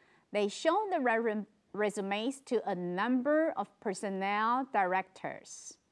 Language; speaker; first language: English; non-native, fluent; Chinese